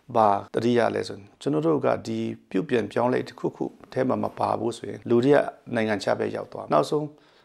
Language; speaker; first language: Burmese; non-native, local second language; Tedim Chin